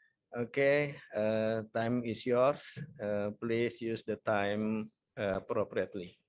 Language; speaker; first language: English; non-native, fluent; Indonesian